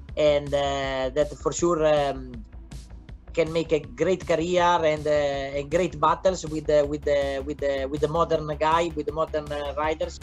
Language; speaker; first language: English; non-native, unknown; Italian